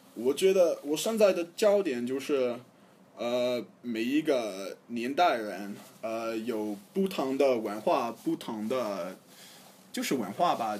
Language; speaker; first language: Chinese; non-native, fluent; English